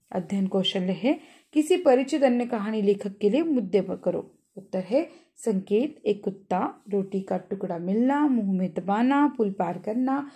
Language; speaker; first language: Hindi; non-native, local second language; Marathi